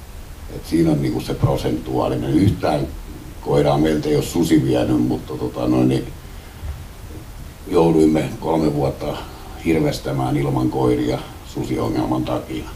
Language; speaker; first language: Finnish; native; Finnish